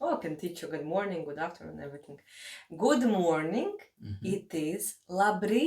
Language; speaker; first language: English; non-native, fluent; Latvian